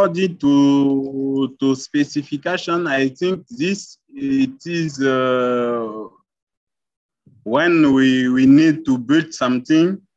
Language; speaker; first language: English; non-native, learner; French